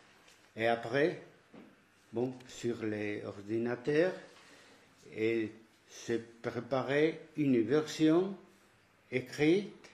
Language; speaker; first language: French; non-native, fluent; Spanish